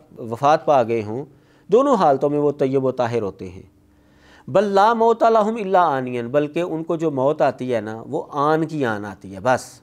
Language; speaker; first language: Urdu; non-native, local second language; Punjabi